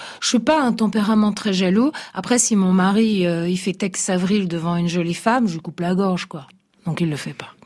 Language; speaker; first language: French; early bilingual, other home language; Italian